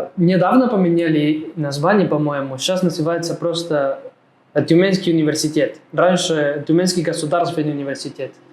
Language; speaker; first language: Russian; non-native, fluent; Spanish